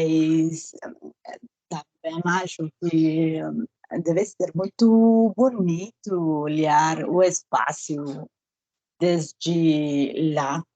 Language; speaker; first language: Portuguese; non-native, learner; Spanish